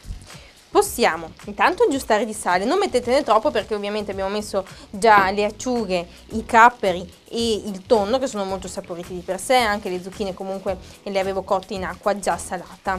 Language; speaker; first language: Italian; native; Italian